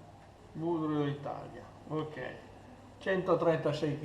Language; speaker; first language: Italian; non-native, fluent; Albanian